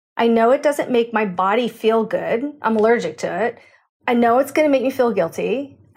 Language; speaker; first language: English; native; English